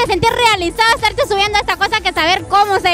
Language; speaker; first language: Spanish; native; Spanish